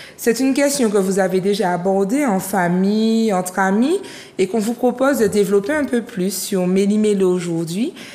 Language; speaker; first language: French; native; French